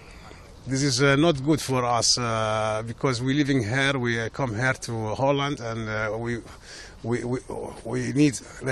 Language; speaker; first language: English; non-native, learner; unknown